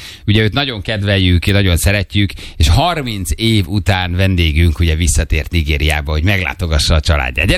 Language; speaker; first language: Hungarian; native; Hungarian